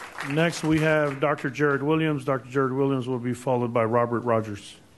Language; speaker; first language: English; native; English